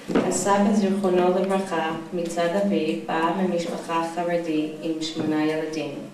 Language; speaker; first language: Hebrew; non-native, fluent; English